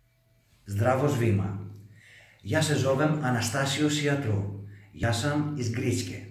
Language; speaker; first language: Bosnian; non-native, learner; Greek